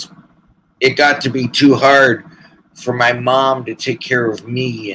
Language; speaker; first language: English; native; English